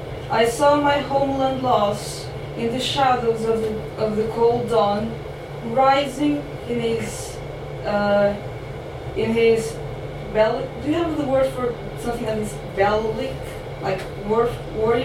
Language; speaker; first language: English; non-native, fluent; Portuguese